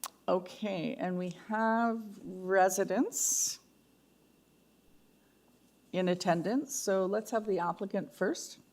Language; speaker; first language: English; native; English